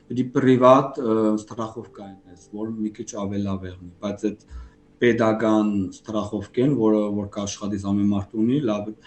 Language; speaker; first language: Armenian; early bilingual, heritage; Armenian